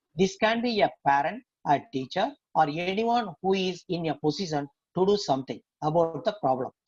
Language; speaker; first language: English; non-native, local second language; Tamil